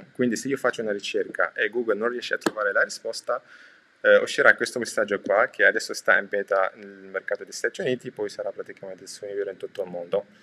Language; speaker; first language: Italian; non-native, fluent; Arabic